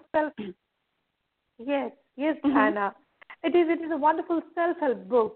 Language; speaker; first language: English; non-native, local second language; Marathi